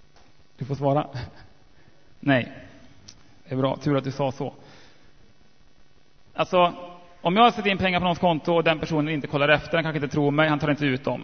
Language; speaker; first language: Swedish; native; Swedish